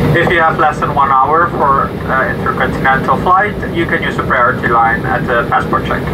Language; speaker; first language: English; non-native, fluent; Dutch